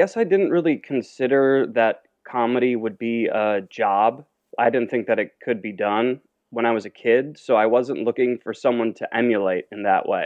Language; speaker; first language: English; native; English